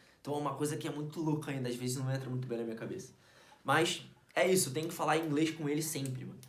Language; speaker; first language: Portuguese; native; Portuguese